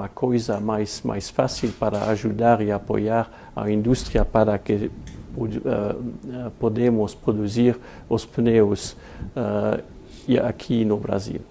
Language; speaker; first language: Portuguese; non-native, fluent; French